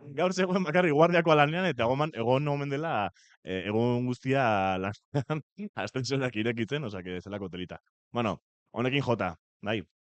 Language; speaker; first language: Basque; non-native, local second language; Spanish